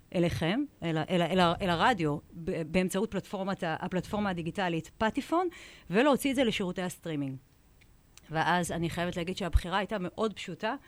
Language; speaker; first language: Hebrew; native; Hebrew